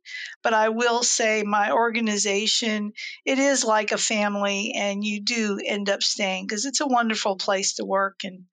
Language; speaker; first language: English; native; English